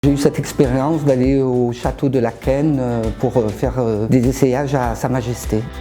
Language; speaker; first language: French; non-native, local second language; Arabic